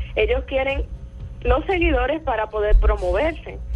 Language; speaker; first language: Spanish; native; Spanish